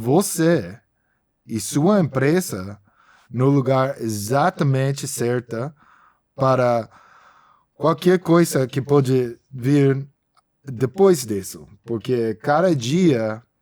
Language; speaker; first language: Portuguese; non-native, fluent; English